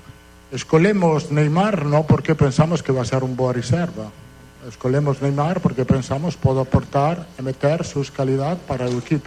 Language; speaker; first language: Portuguese; non-native, fluent; Italian